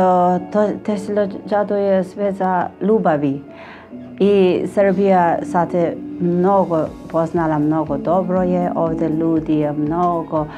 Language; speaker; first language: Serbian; non-native, learner; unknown